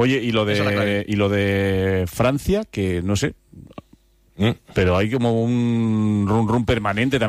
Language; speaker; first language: Spanish; native; Spanish